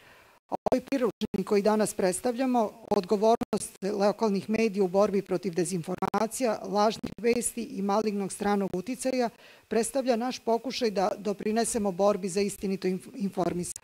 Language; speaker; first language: Bosnian; native; Bosnian